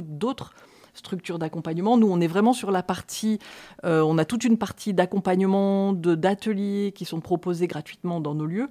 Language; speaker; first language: French; native; French